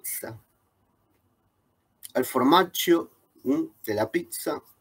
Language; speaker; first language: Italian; non-native, learner; Spanish